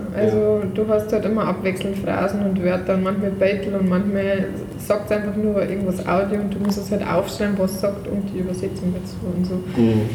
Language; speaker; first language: German; native; German